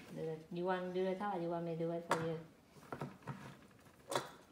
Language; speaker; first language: English; non-native, learner; Vietnamese